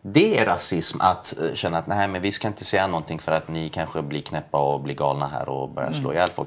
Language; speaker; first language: Swedish; early bilingual, other home language; Persian